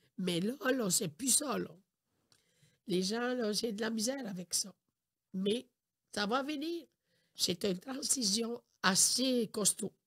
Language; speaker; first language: French; non-native, fluent; Italian